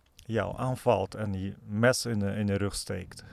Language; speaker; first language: Dutch; non-native, fluent; Ukrainian